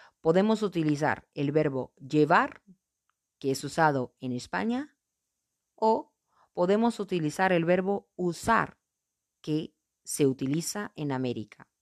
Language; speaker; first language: Spanish; non-native, fluent; Portuguese